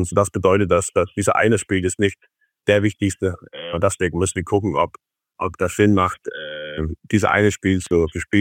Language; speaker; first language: German; non-native, fluent; Faroese